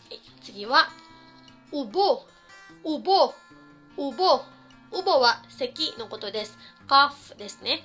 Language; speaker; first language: Japanese; non-native, fluent; Filipino